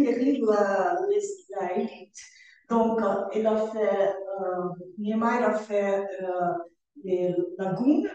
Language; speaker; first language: French; non-native, learner; Portuguese